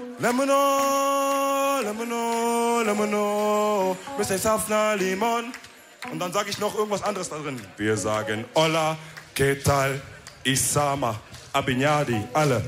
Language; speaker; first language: German; early bilingual, other home language; Wolof